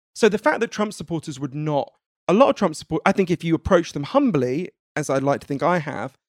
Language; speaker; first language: English; native; English